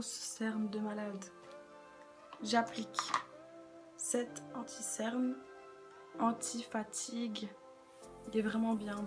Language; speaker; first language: French; native; French